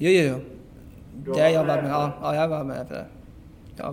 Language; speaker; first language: Swedish; non-native, fluent; English